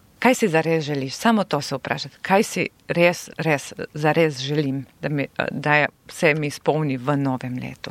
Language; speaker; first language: Slovenian; non-native, local second language; Serbian